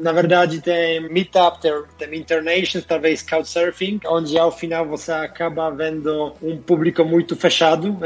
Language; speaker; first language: Portuguese; non-native, fluent; Polish